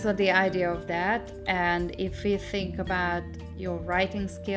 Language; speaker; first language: English; non-native, fluent; Hungarian